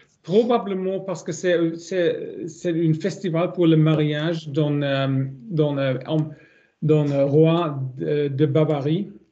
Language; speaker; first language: French; non-native, learner; German